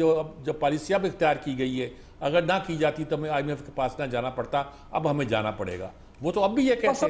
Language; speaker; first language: Urdu; native; Urdu